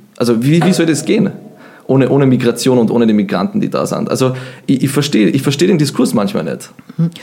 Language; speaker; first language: German; early bilingual, other home language; Bosnian